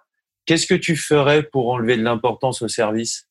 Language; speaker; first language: French; native; French